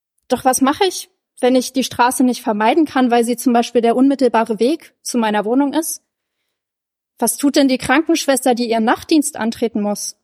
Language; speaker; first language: German; native; German